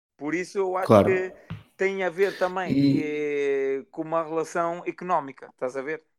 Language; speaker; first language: Portuguese; early bilingual, heritage; Portuguese